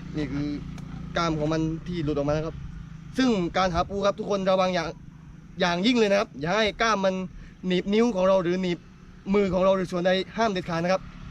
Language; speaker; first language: Thai; native; Thai